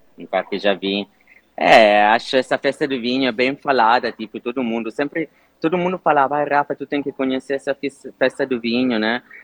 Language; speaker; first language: Portuguese; non-native, fluent; Italian